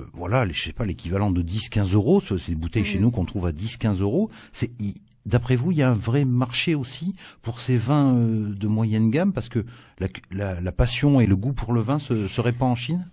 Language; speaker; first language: French; native; French